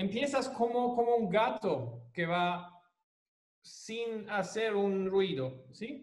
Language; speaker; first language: Spanish; non-native, fluent; German